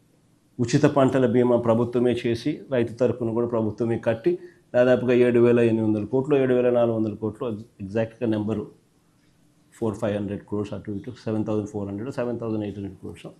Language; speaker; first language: Telugu; native; Telugu